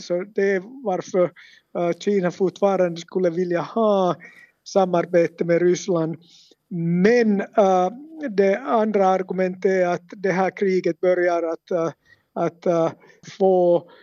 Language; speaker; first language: Swedish; non-native, local second language; Finnish